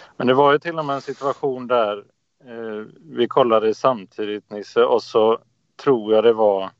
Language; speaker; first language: Swedish; native; Swedish